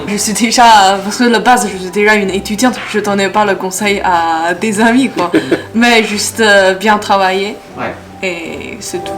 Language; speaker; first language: French; non-native, learner; Chinese